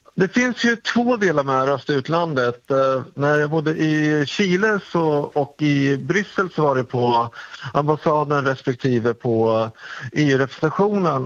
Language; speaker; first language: Swedish; native; Swedish